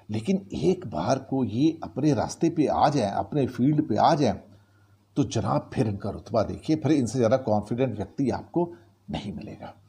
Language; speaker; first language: Hindi; native; Hindi